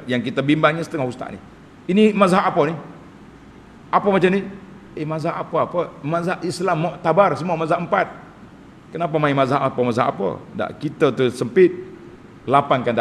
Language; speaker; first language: Malay; native; Malay